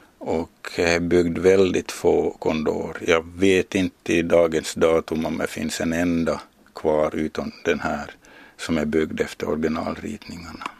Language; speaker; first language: Swedish; native; Swedish